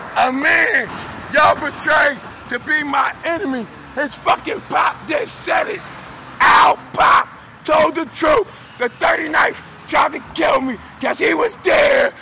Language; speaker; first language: English; native; English